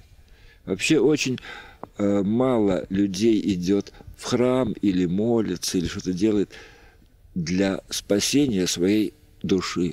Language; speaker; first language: Russian; native; Russian